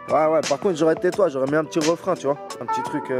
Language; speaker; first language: French; native; French